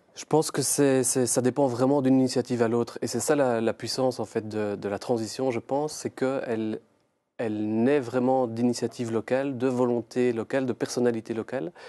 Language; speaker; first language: French; native; French